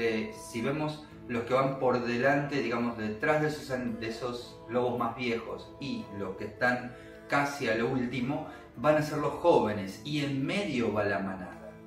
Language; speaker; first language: Spanish; native; Spanish